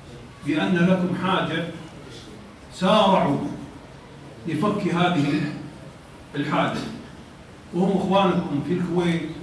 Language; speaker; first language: Arabic; native; Arabic